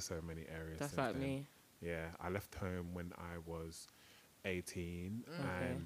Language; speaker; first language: English; native; English